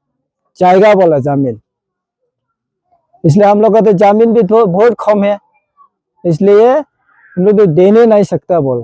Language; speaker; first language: Hindi; non-native, local second language; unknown